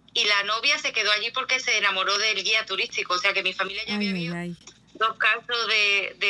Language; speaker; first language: Spanish; native; Spanish